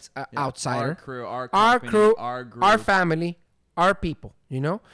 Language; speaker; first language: English; non-native, fluent; Greek